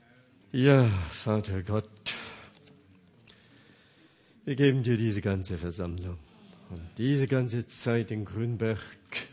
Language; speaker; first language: German; non-native, fluent; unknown